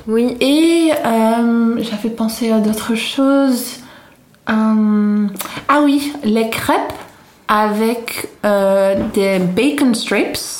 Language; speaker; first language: French; non-native, fluent; Dutch